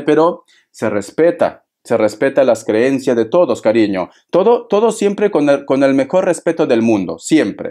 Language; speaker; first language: Spanish; native; Spanish